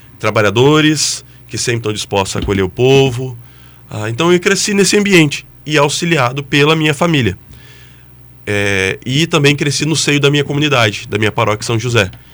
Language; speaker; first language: Portuguese; native; Portuguese